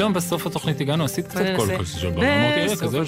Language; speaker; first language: Hebrew; native; Hebrew